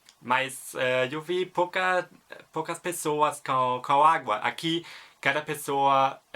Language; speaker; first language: Portuguese; non-native, fluent; German